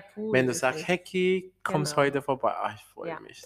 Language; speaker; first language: German; non-native, fluent; Spanish